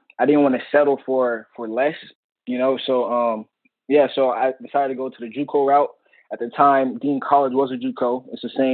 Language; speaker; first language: English; native; English